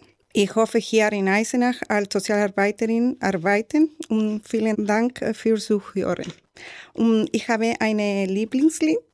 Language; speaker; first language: German; non-native, learner; Spanish